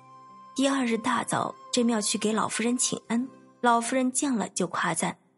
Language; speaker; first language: Chinese; native; Chinese